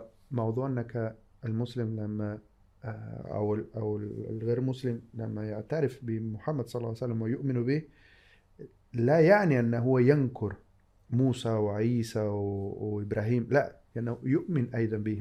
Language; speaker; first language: Arabic; non-native, fluent; Spanish